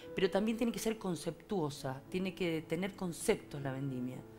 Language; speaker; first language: Spanish; native; Spanish